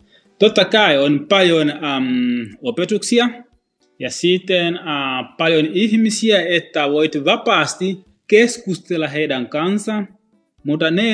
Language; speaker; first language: Finnish; non-native, fluent; Swahili